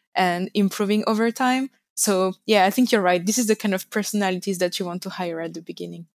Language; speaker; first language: English; non-native, fluent; French